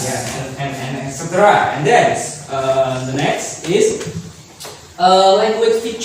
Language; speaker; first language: English; non-native, learner; Indonesian